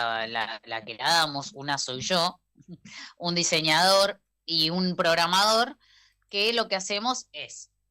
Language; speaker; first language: Spanish; native; Spanish